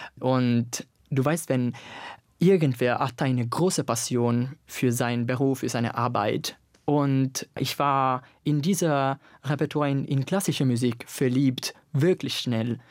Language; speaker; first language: German; non-native, fluent; Italian